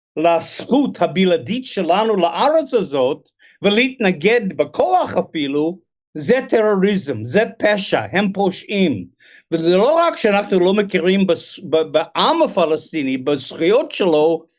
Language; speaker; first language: Hebrew; non-native, fluent; English